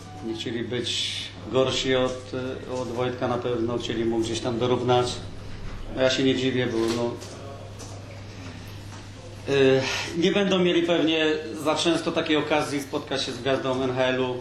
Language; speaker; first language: Polish; native; Polish